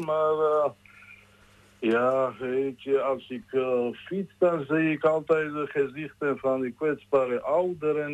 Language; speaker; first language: Dutch; non-native, learner; Georgian